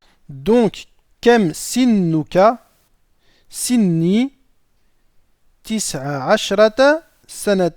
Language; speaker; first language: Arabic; non-native, fluent; French